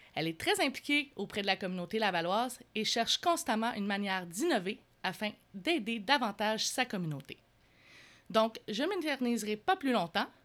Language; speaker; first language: French; native; French